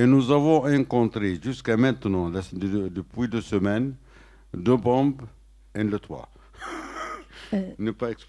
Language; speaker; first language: French; non-native, learner; Arabic